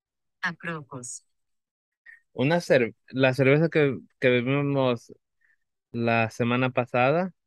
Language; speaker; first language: Spanish; early bilingual, heritage; Spanish